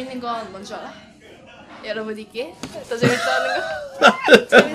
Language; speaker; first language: Korean; native; Korean